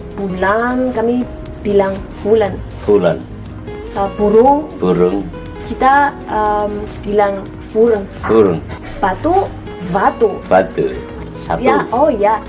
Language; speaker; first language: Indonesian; non-native, learner; Malagasy